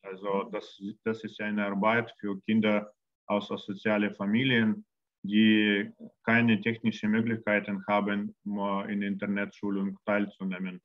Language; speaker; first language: German; non-native, learner; Russian